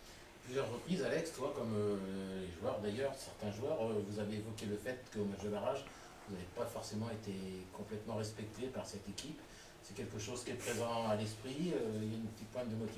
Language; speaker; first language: French; native; French